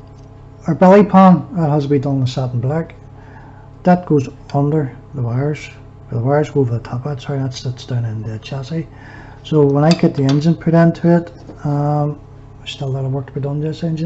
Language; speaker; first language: English; native; English